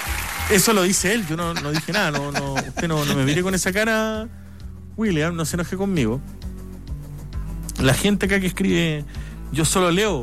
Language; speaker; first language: Spanish; native; Spanish